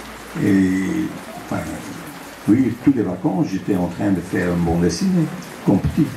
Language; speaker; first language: French; non-native, local second language; Dutch